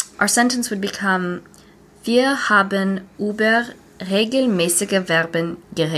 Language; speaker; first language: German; non-native, learner; English